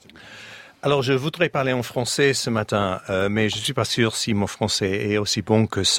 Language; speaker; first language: French; non-native, fluent; English